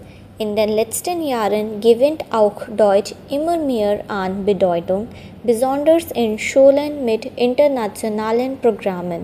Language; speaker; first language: German; non-native, learner; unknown